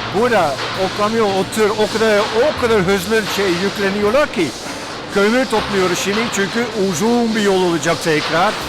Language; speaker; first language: Turkish; non-native, fluent; Dutch